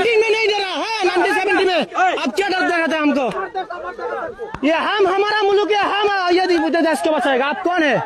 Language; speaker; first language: Hindi; non-native, learner; Bangla